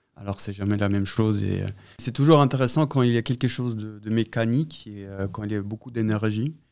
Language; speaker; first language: French; non-native, fluent; German